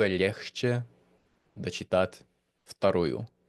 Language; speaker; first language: Russian; non-native, fluent; English